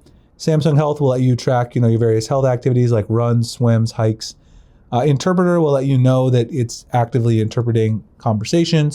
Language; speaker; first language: English; native; English